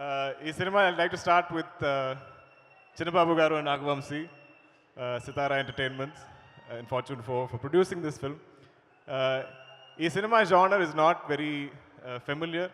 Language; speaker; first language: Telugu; non-native, learner; Malayalam